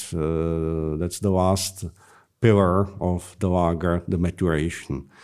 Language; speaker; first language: English; non-native, fluent; Czech